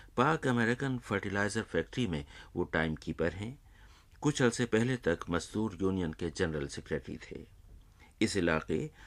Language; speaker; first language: Urdu; native; Urdu